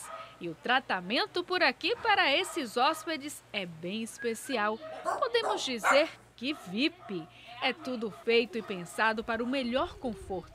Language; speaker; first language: Portuguese; native; Portuguese